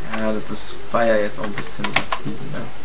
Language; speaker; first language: German; early bilingual, other home language; Turkish